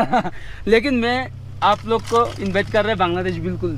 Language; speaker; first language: Hindi; non-native, learner; Bangla